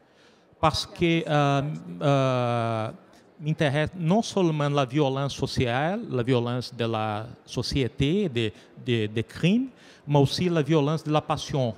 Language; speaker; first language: French; non-native, learner; Portuguese